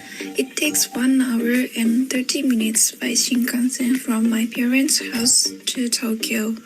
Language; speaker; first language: English; non-native, learner; Japanese